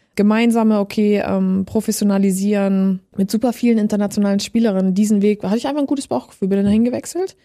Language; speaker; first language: German; native; German